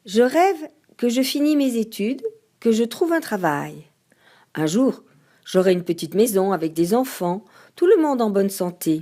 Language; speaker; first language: French; non-native, learner; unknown